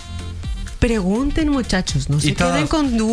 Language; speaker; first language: Spanish; native; Spanish